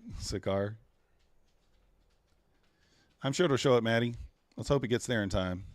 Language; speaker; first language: English; native; English